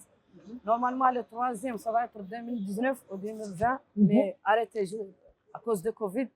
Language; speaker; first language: French; non-native, learner; Arabic